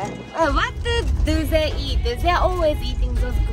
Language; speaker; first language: English; non-native, learner; Japanese